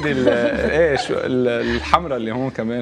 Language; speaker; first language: Arabic; native; Arabic